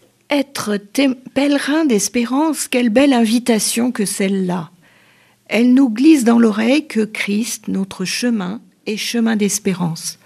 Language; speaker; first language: French; native; French